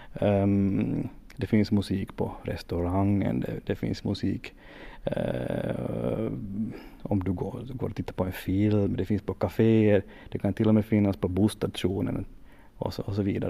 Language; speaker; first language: Swedish; native; Swedish